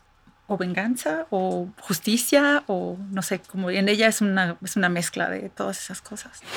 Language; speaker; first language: Spanish; native; Spanish